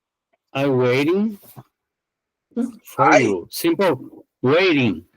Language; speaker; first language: English; non-native, learner; Portuguese